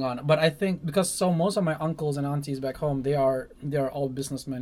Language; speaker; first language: English; non-native, local second language; Malay